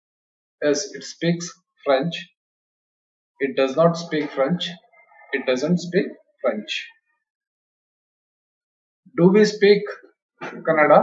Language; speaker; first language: English; non-native, local second language; Kannada